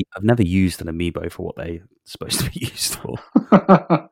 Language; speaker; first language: English; native; English